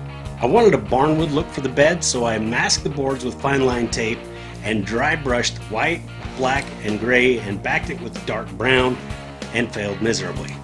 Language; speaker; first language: English; native; English